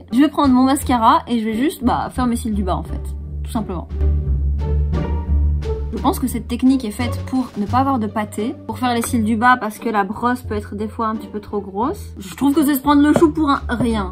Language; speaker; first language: French; native; French